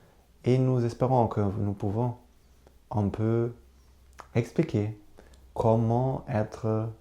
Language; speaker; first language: French; non-native, learner; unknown